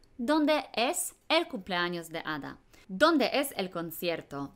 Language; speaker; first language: Spanish; non-native, fluent; Polish